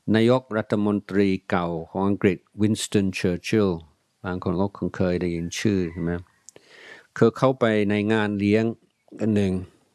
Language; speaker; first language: Thai; non-native, fluent; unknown